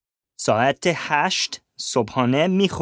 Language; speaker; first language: Persian; non-native, learner; English